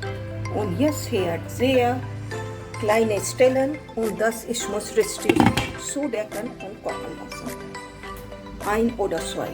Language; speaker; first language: German; non-native, learner; Hindi